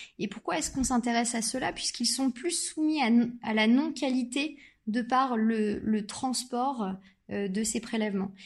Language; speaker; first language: French; native; French